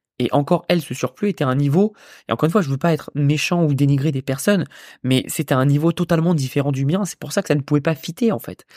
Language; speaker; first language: French; native; French